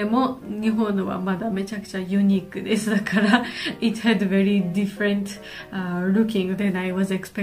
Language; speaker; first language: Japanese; non-native, learner; Georgian